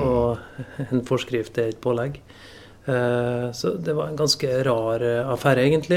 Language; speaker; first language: Norwegian; native; Norwegian